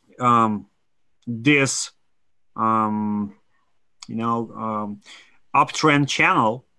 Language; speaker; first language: English; non-native, fluent; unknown